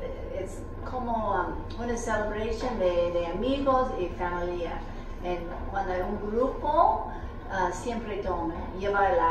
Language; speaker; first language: Spanish; non-native, learner; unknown